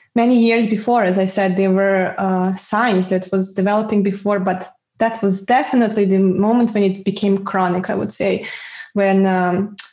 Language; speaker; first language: English; non-native, fluent; Serbian